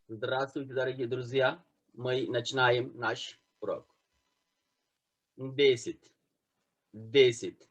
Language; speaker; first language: Russian; non-native, fluent; Turkish